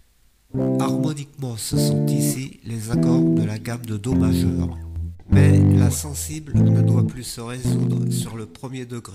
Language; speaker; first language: French; native; French